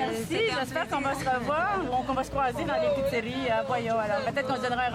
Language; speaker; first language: French; native; French